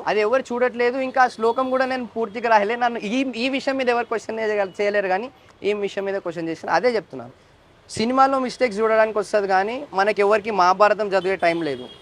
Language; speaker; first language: Telugu; native; Telugu